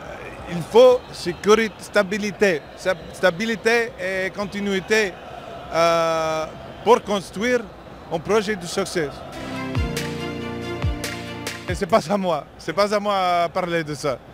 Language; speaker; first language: French; non-native, fluent; English